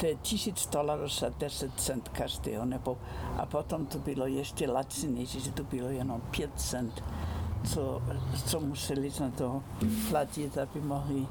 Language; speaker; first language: Czech; non-native, fluent; Icelandic